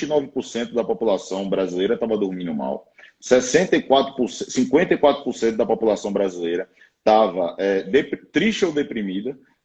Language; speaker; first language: Portuguese; native; Portuguese